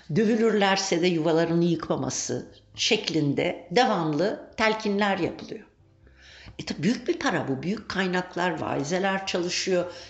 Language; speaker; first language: Turkish; native; Turkish